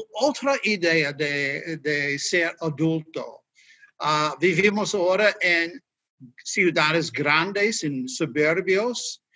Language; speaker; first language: Spanish; non-native, learner; English